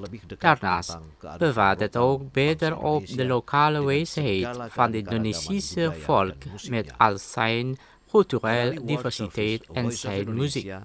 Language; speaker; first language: Dutch; non-native, learner; Indonesian